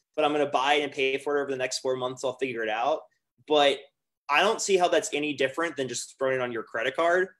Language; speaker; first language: English; native; English